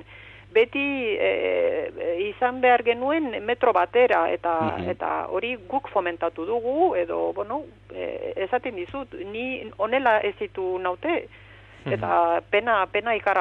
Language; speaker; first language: Basque; non-native, fluent; Romanian